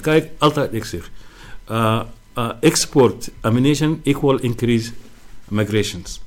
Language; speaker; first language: Dutch; non-native, learner; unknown